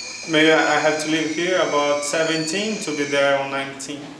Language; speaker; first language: English; non-native, fluent; Portuguese